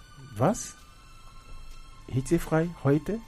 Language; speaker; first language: German; non-native, fluent; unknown